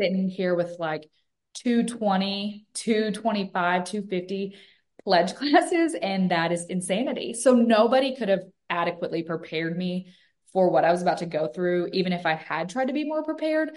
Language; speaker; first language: English; native; English